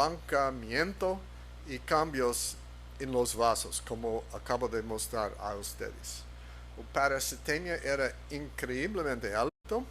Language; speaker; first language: Spanish; non-native, fluent; English